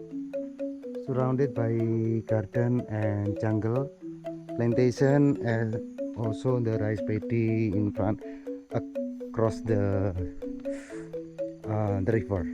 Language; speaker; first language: English; non-native, learner; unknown